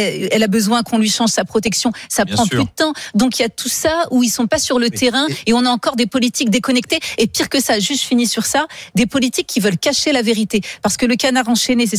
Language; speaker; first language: French; native; French